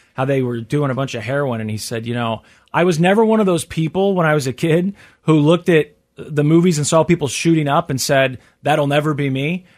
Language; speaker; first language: English; native; English